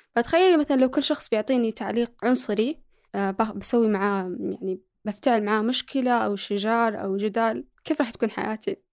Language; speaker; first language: Arabic; early bilingual, other home language; Somali